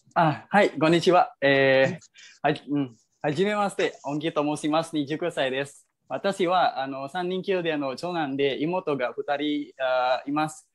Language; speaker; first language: Japanese; non-native, fluent; Indonesian